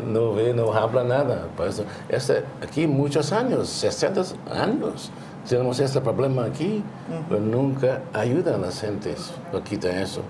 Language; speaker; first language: Spanish; non-native, learner; English